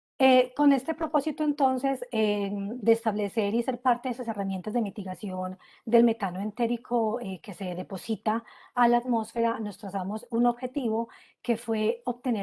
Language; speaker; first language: Spanish; native; Spanish